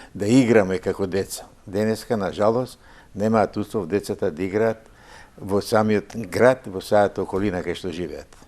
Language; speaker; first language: Macedonian; native; Macedonian